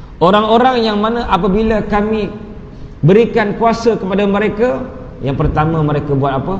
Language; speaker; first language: Malay; native; Malay